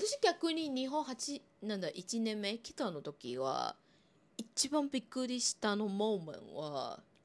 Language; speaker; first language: Japanese; non-native, fluent; Chinese